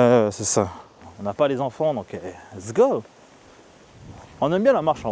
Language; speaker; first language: French; native; French